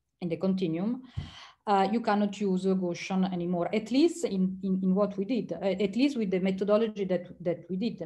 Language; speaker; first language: English; non-native, fluent; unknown